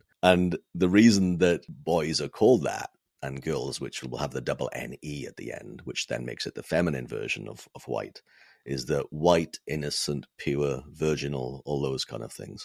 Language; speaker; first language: English; non-native, local second language; Welsh